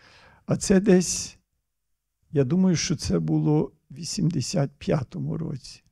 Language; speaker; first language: Ukrainian; early bilingual, heritage; Ukrainian